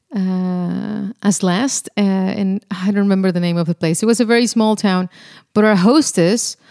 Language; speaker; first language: English; non-native, fluent; Spanish